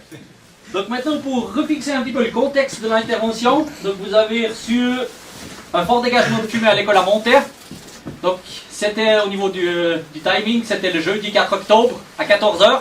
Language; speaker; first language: French; native; French